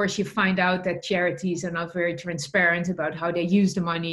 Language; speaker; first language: English; non-native, fluent; Dutch